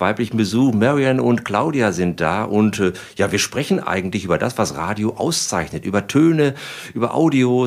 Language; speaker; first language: German; native; German